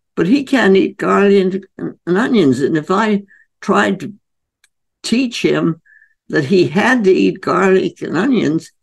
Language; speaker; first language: English; native; English